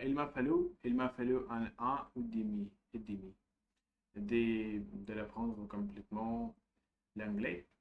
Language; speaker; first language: French; non-native, learner; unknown